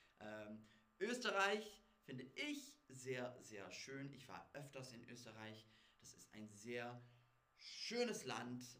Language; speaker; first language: German; non-native, fluent; English